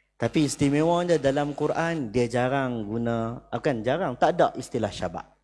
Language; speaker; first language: Malay; native; Malay